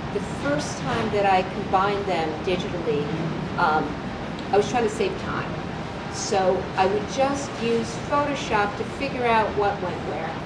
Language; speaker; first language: English; native; English